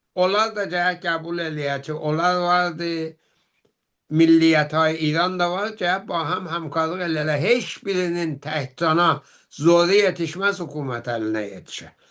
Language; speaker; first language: Azerbaijani; native; Azerbaijani